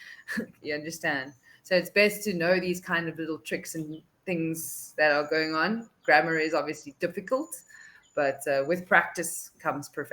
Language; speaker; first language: English; non-native, fluent; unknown